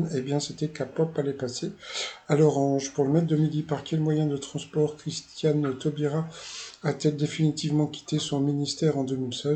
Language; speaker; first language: French; native; French